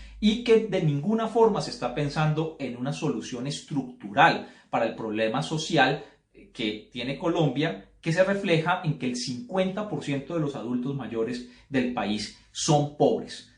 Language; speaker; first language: Spanish; native; Spanish